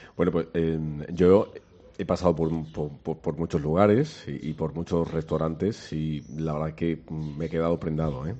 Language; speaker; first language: Spanish; native; Spanish